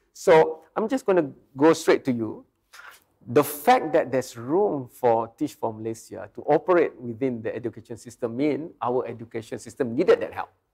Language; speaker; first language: English; non-native, local second language; Malay